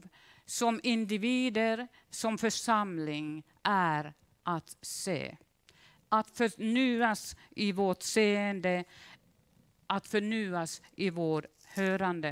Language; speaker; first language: Swedish; non-native, fluent; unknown